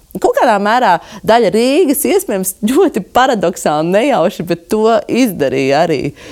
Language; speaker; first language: Latvian; native; Latvian